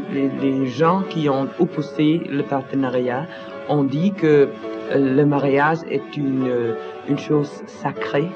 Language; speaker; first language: French; non-native, learner; Danish